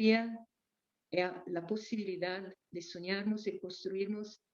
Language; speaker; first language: Spanish; non-native, fluent; Portuguese